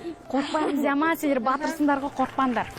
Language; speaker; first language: Kazakh; native; Kazakh